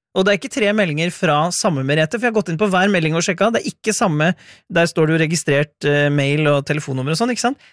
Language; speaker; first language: Norwegian; native; Norwegian